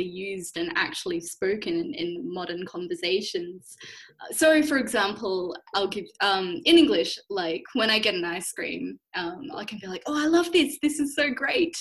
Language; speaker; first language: English; native; English